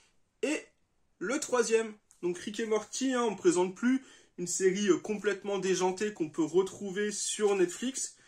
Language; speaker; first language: French; native; French